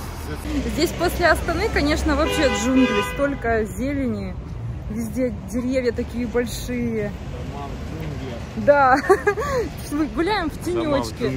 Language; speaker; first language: Russian; native; Russian